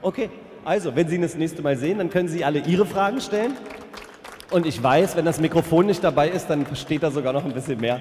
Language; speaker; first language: German; native; German